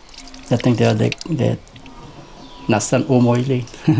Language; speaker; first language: Swedish; non-native, learner; Persian